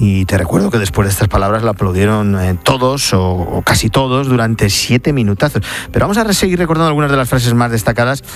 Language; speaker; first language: Spanish; native; Spanish